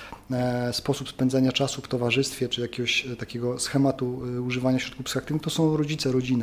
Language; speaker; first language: Polish; native; Polish